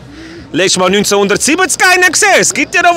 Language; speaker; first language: German; native; German